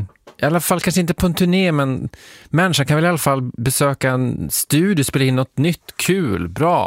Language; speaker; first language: Swedish; native; Swedish